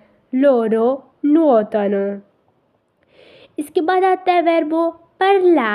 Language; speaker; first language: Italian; non-native, fluent; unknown